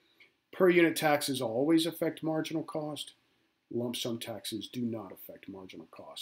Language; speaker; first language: English; native; English